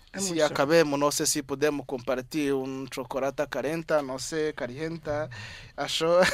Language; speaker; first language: Catalan; non-native, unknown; Kinyarwanda